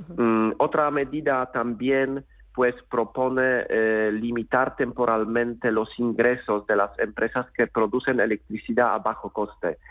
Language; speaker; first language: Spanish; non-native, fluent; Polish